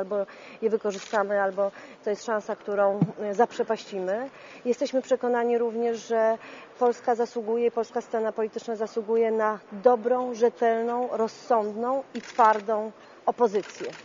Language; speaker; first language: Polish; native; Polish